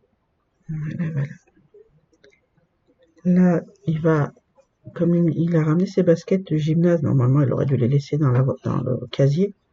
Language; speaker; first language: French; native; French